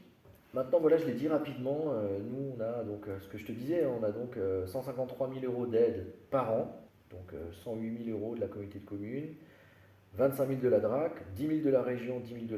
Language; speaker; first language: French; native; French